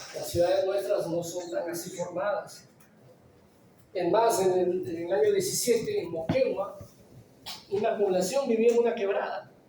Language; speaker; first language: Spanish; native; Spanish